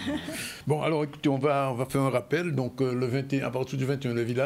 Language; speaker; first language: French; native; French